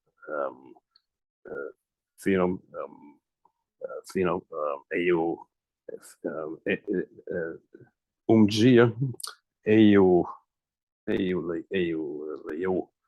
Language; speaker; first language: Portuguese; non-native, learner; English